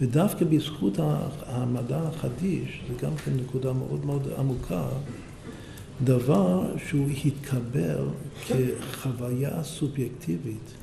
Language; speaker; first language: Hebrew; non-native, fluent; English